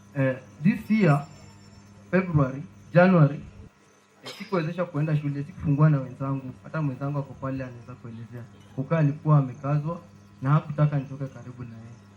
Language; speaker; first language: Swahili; non-native, local second language; Luyia